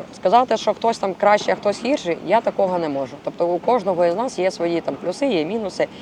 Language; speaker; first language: Ukrainian; non-native, local second language; Russian